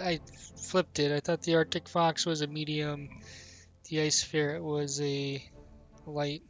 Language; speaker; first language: English; native; English